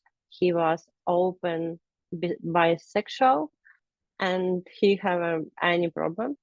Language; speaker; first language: English; non-native, learner; Ukrainian